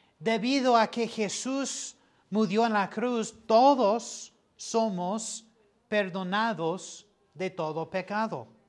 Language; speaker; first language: Spanish; non-native, fluent; English